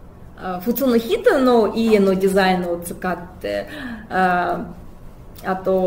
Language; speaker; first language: Japanese; non-native, fluent; Russian